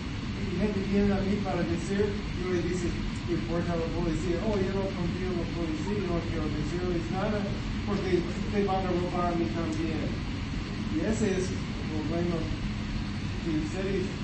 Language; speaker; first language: Spanish; non-native, learner; English